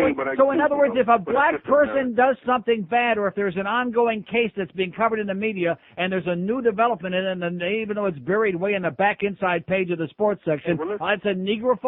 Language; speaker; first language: English; native; English